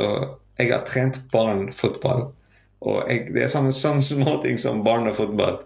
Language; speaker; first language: Norwegian; non-native, fluent; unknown